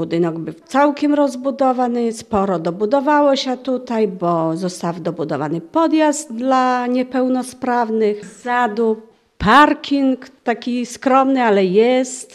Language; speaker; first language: Polish; native; Polish